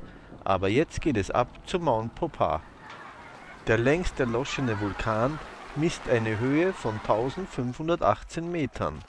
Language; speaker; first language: German; native; German